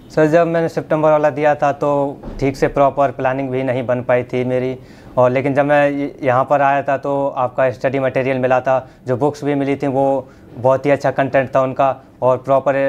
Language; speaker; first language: Hindi; native; Hindi